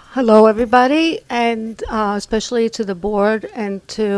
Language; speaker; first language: English; non-native, fluent; Hebrew